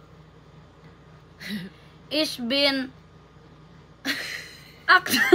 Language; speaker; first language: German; non-native, learner; Filipino